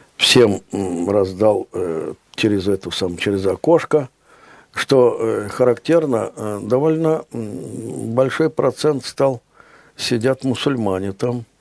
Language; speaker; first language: Russian; native; Russian